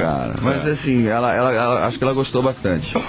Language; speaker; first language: Portuguese; native; Portuguese